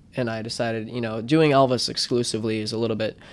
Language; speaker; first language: English; native; English